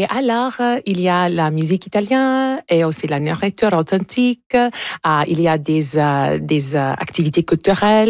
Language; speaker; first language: French; early bilingual, heritage; English